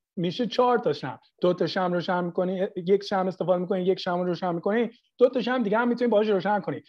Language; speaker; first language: Persian; early bilingual, heritage; Persian